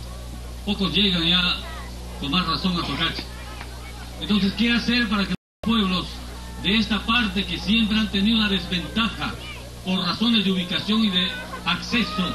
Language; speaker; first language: Spanish; native; Spanish